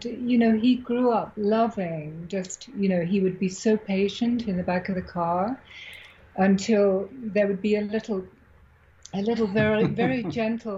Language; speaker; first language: English; native; English